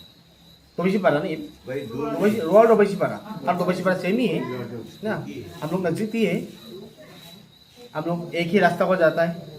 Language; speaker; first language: Hindi; non-native, local second language; Garo